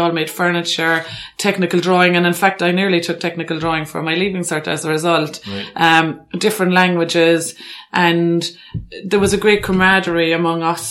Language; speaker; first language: English; native; English